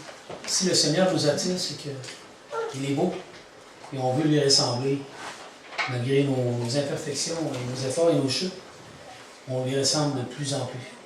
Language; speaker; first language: French; native; French